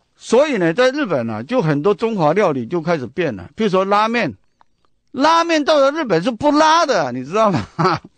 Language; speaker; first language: Chinese; non-native, local second language; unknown